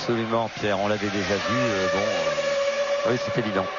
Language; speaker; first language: French; native; French